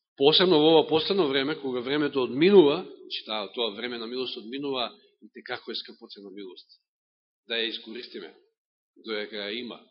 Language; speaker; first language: Macedonian; native; Macedonian